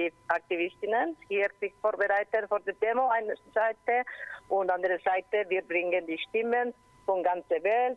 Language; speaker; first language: German; non-native, learner; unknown